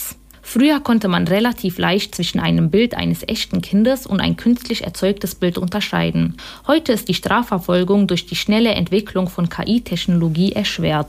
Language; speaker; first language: German; native; German